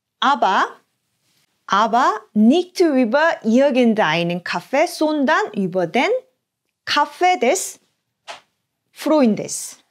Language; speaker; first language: German; non-native, fluent; Korean